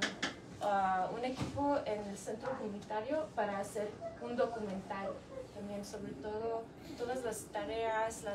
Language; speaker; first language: Spanish; early bilingual, heritage; English